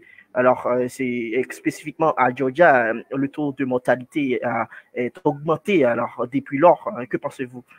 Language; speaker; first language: French; non-native, fluent; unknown